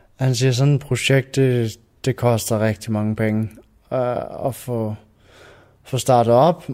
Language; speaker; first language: Danish; native; Danish